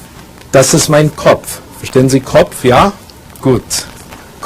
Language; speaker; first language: German; non-native, fluent; English